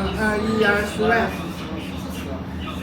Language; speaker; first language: Chinese; native; Chinese